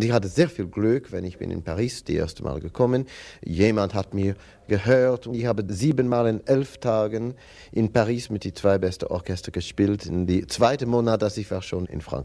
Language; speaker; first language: German; non-native, learner; English